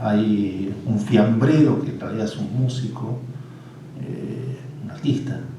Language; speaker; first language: Spanish; native; Spanish